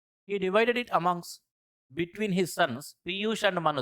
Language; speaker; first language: English; non-native, local second language; Telugu